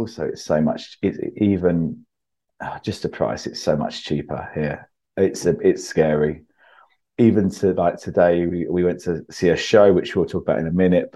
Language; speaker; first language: English; native; English